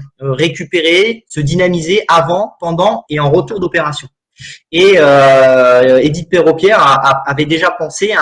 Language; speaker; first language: French; native; French